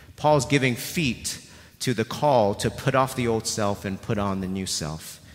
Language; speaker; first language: English; non-native, local second language; Cantonese